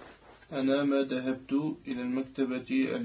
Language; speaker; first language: Arabic; non-native, learner; French